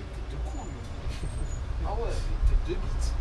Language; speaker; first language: French; native; French